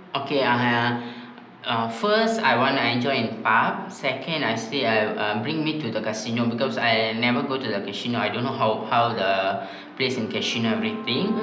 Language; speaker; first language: English; non-native, learner; Chinese